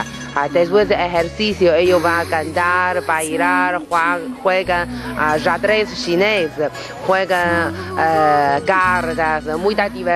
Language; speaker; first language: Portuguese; non-native, learner; Chinese